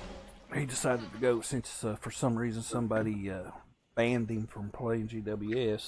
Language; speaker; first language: English; native; English